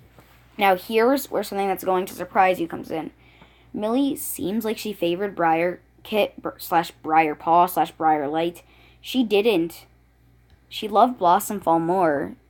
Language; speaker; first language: English; native; English